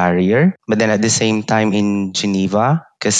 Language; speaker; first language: English; non-native, local second language; Iloko